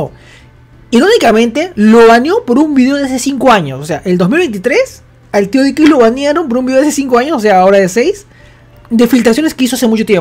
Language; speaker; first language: Spanish; native; Spanish